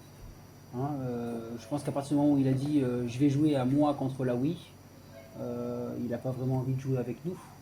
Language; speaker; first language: French; native; French